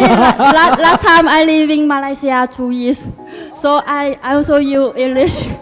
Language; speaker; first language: English; non-native, learner; Vietnamese